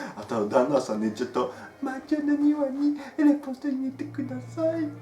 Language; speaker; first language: Japanese; non-native, learner; French